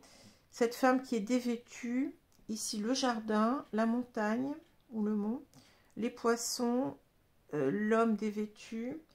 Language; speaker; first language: French; native; French